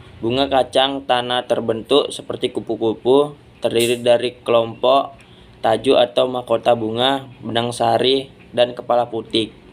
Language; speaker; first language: Indonesian; native; Indonesian